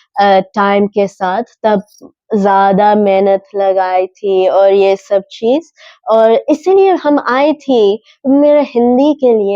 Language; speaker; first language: Hindi; early bilingual, heritage; English